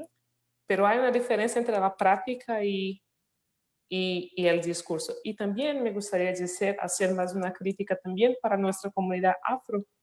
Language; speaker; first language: Spanish; non-native, fluent; Portuguese